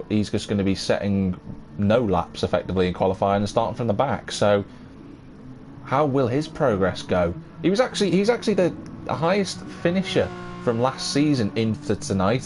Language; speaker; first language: English; native; English